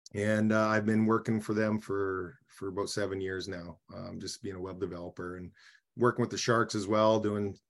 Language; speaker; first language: English; native; English